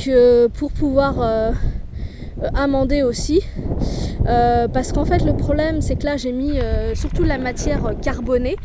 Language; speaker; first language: French; native; French